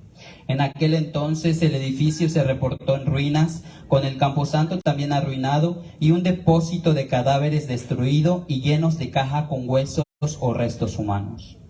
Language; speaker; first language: Spanish; native; Spanish